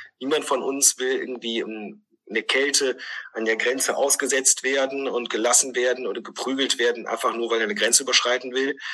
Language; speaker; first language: German; early bilingual, other home language; Greek